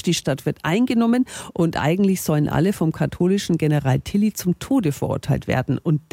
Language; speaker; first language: German; native; German